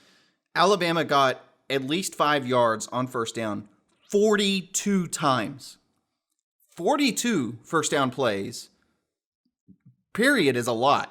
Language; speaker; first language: English; native; English